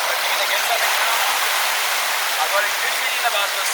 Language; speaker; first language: English; native; English